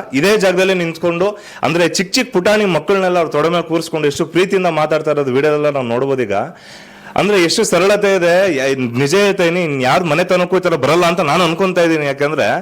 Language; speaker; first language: Kannada; native; Kannada